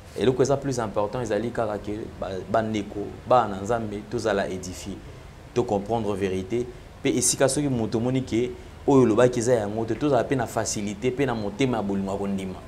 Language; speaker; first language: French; non-native, local second language; Lingala